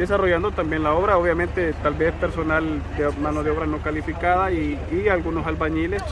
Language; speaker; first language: Spanish; native; Spanish